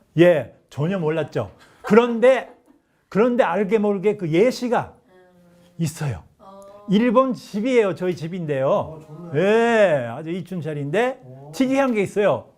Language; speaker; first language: Korean; non-native, fluent; Japanese